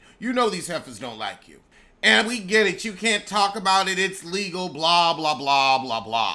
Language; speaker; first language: English; native; English